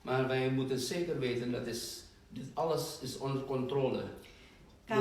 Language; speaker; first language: Dutch; non-native, fluent; Indonesian